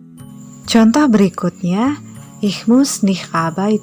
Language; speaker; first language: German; non-native, fluent; Indonesian